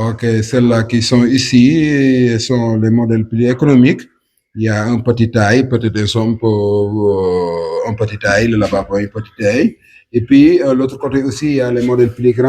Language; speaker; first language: French; non-native, local second language; Wolof